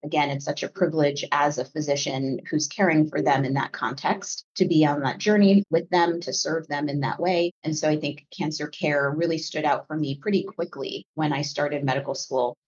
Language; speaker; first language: English; native; English